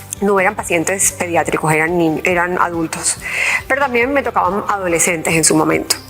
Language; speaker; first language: Spanish; early bilingual, heritage; English